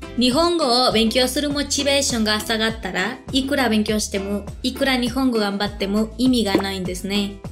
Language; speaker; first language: Japanese; non-native, fluent; Spanish